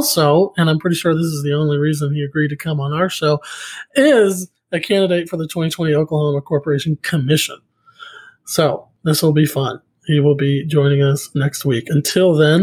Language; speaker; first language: English; native; English